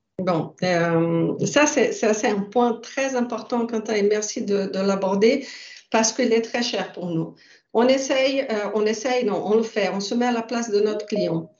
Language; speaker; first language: French; non-native, fluent; Portuguese